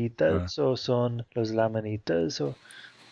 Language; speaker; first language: Spanish; non-native, fluent; Portuguese